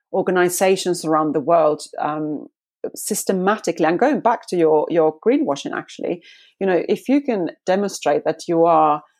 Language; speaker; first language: English; non-native, fluent; Finnish